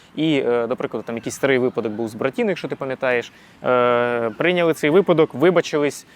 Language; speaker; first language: Ukrainian; non-native, local second language; Russian